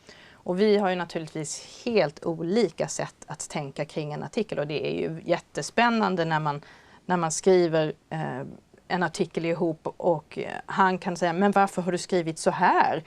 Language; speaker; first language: Swedish; native; Swedish